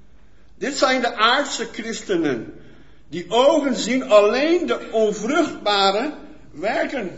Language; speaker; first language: Dutch; non-native, fluent; Portuguese